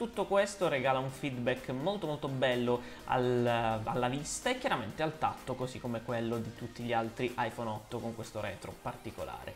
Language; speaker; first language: Italian; native; Italian